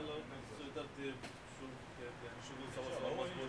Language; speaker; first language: Arabic; non-native, learner; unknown